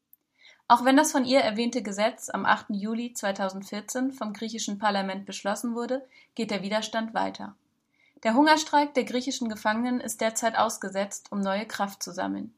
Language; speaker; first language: German; native; German